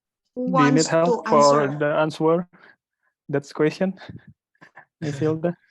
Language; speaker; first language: English; non-native, learner; Indonesian